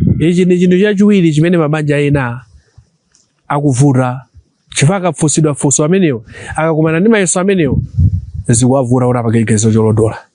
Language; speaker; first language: Nyanja; non-native, local second language; Tumbuka